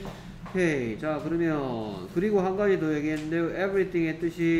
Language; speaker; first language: Korean; native; Korean